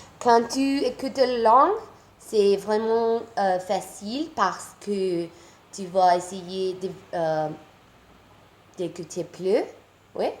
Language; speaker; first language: French; non-native, learner; Spanish